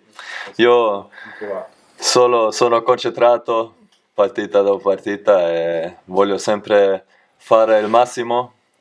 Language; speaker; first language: Italian; non-native, learner; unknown